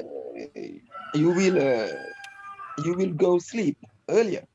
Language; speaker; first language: English; non-native, learner; French